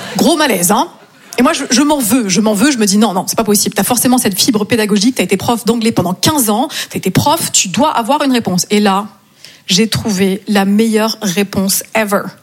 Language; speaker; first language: French; native; French